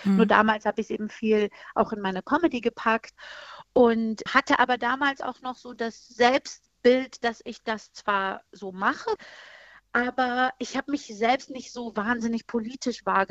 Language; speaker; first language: German; early bilingual, other home language; Persian